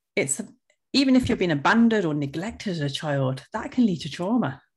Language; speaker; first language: English; early bilingual, other home language; Hindi